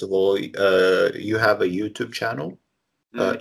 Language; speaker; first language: English; non-native, fluent; Norwegian